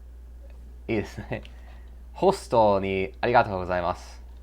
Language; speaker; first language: Japanese; non-native, learner; English